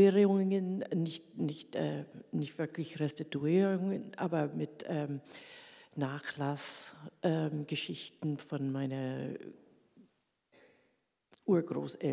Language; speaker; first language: German; early bilingual, heritage; German